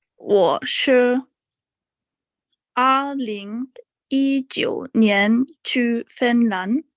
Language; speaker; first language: Chinese; non-native, learner; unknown